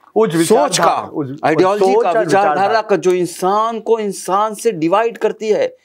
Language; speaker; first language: Hindi; native; Hindi